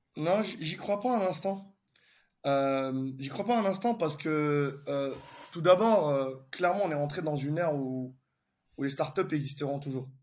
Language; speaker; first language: French; non-native, local second language; Arabic